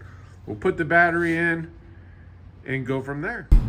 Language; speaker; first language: English; native; English